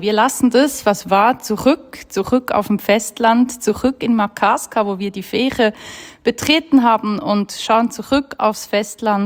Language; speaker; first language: German; native; German